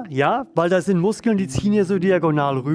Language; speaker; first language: German; native; German